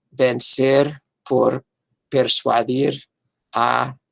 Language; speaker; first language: Spanish; non-native, fluent; English